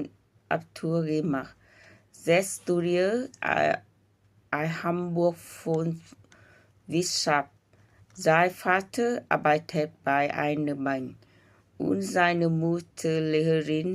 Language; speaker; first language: German; non-native, learner; Vietnamese